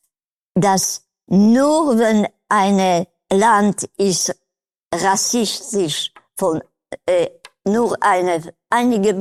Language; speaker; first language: German; non-native, learner; Polish